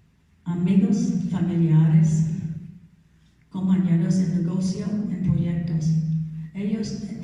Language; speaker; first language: Spanish; non-native, learner; English